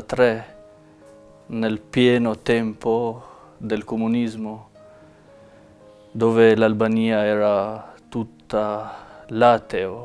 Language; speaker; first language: Italian; non-native, fluent; Albanian